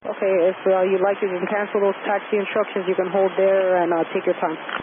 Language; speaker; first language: English; native; English